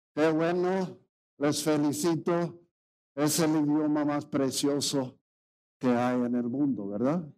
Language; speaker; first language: Spanish; early bilingual, other home language; English